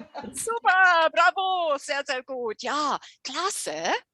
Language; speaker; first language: German; non-native, fluent; English